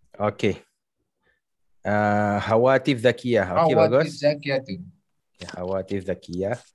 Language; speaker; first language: Arabic; non-native, fluent; Malay